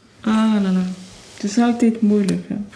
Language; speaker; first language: Dutch; non-native, fluent; French